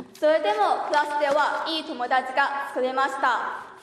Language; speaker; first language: Japanese; non-native, learner; Chinese